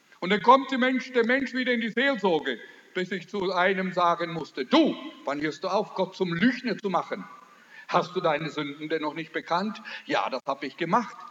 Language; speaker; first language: German; early bilingual, heritage; German